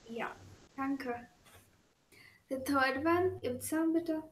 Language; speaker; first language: German; non-native, learner; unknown